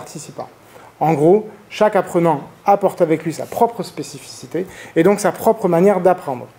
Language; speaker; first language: French; native; French